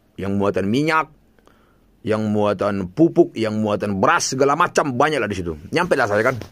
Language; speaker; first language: Indonesian; non-native, local second language; Batak Toba